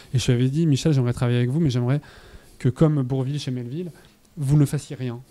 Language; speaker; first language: French; native; French